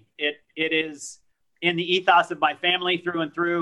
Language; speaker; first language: English; early bilingual, other home language; French